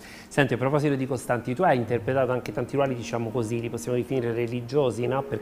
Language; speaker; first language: Italian; native; Italian